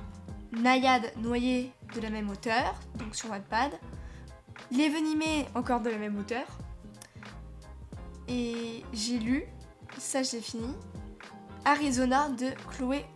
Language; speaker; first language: French; native; French